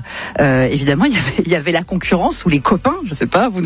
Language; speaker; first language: French; native; French